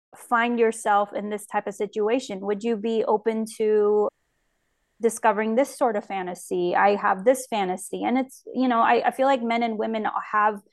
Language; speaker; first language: English; native; English